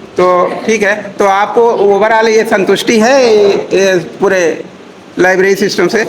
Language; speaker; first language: Hindi; native; Hindi